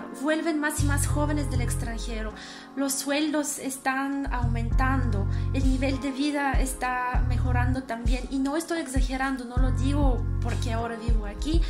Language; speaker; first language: Spanish; non-native, fluent; Bulgarian